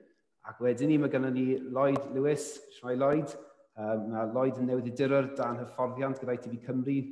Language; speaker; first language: Welsh; native; Welsh